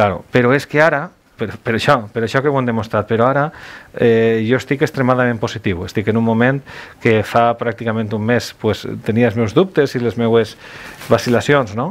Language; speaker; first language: Catalan; native; Catalan